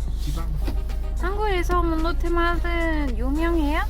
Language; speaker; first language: Korean; non-native, learner; Vietnamese